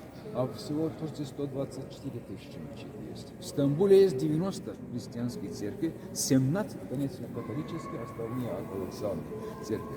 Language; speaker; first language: Russian; non-native, fluent; Turkish